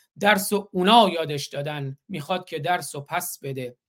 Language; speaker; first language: Persian; native; Persian